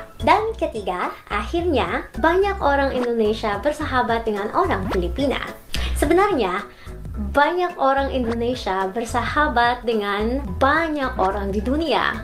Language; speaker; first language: Indonesian; non-native, learner; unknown